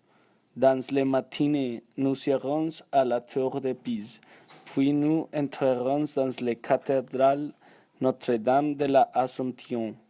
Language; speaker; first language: French; non-native, learner; Spanish